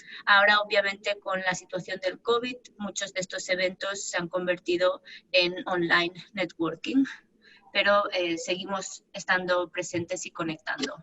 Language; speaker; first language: Spanish; native; Spanish